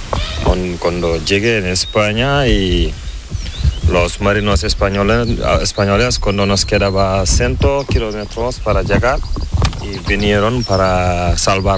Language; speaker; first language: Spanish; non-native, learner; Fula